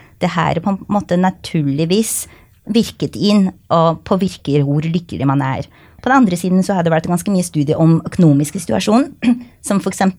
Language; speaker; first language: Norwegian; non-native, fluent; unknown